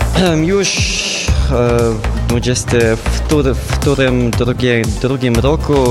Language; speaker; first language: Polish; non-native, learner; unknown